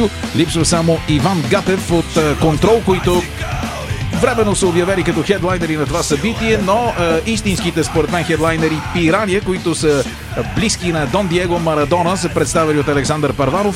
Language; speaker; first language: Bulgarian; native; Bulgarian